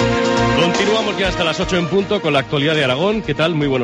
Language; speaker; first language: Spanish; native; Spanish